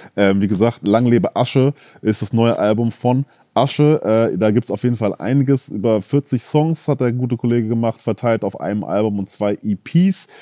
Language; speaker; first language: German; native; German